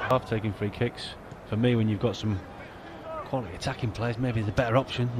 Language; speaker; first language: English; native; English